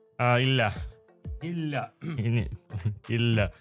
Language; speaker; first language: Ukrainian; non-native, local second language; Russian